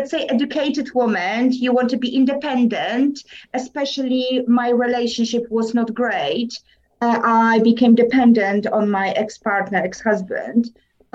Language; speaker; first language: English; non-native, learner; Polish